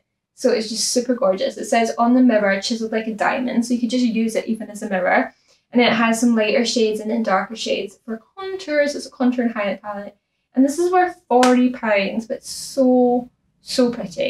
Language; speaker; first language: English; native; English